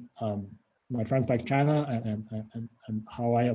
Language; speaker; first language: English; non-native, fluent; Chinese